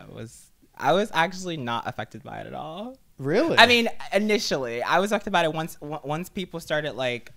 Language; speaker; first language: English; native; English